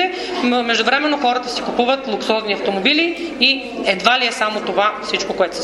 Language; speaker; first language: Bulgarian; native; Bulgarian